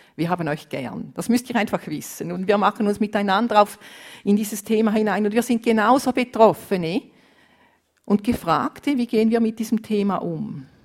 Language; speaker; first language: German; non-native, fluent; Romanian